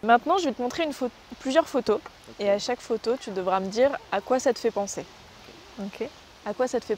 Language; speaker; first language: French; native; French